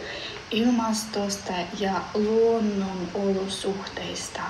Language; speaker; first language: Finnish; non-native, learner; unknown